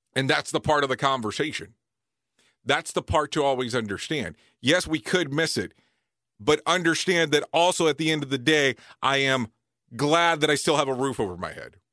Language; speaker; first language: English; native; English